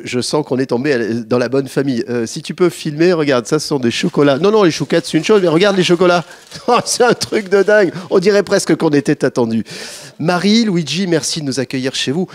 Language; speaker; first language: French; native; French